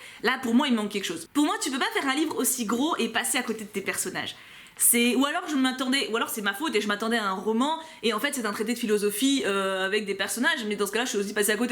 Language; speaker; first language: French; native; French